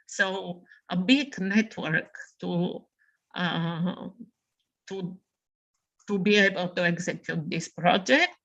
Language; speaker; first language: English; non-native, fluent; Bulgarian